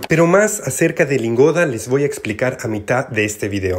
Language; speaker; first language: Spanish; non-native, fluent; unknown